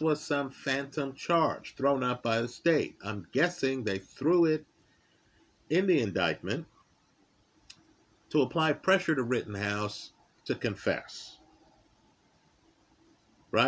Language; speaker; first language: English; native; English